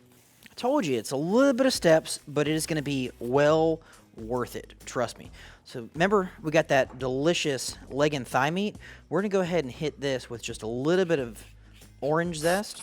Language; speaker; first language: English; native; English